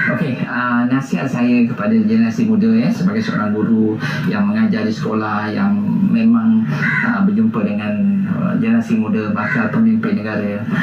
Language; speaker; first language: Malay; native; Malay